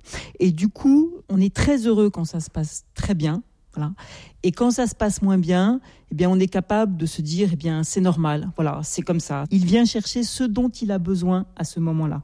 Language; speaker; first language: French; native; French